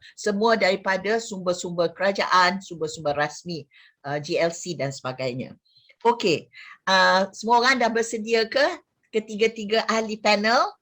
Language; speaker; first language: Malay; native; Malay